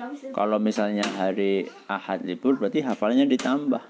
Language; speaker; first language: Indonesian; native; Indonesian